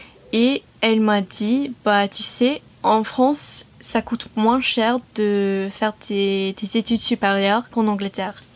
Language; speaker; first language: French; non-native, fluent; English